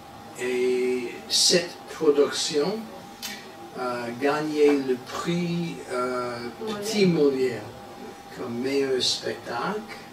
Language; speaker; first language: French; non-native, learner; English